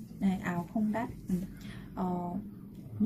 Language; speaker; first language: Korean; non-native, fluent; Vietnamese